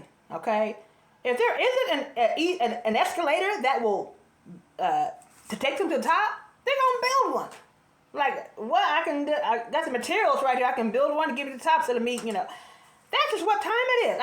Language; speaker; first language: English; native; English